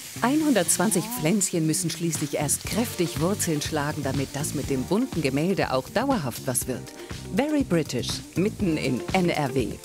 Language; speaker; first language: German; native; German